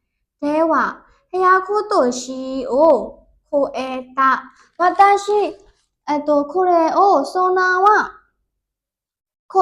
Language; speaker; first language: Japanese; non-native, learner; Burmese